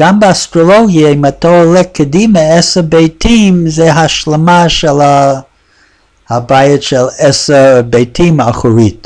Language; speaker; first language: Hebrew; non-native, fluent; English